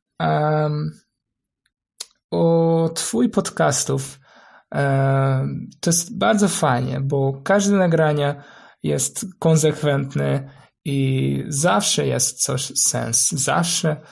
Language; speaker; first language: Polish; non-native, learner; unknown